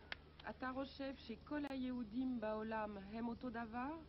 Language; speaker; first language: Hebrew; non-native, learner; French